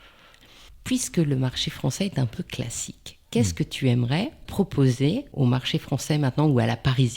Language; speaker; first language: French; native; French